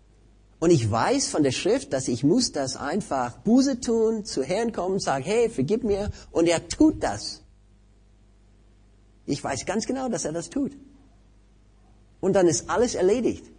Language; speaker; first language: German; non-native, fluent; English